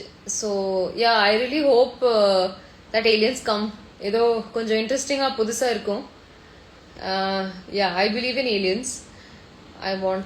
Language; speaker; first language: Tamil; non-native, fluent; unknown